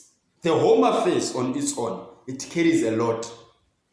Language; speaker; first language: English; non-native, local second language; Zulu